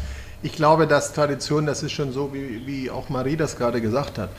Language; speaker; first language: German; native; German